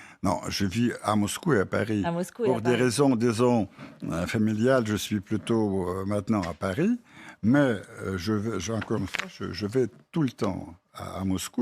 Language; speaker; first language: French; non-native, fluent; Russian